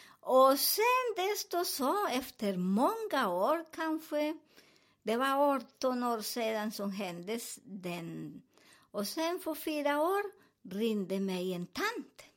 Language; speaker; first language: Swedish; non-native, learner; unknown